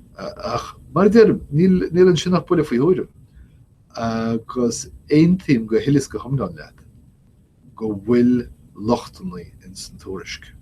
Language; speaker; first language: Irish; native; Irish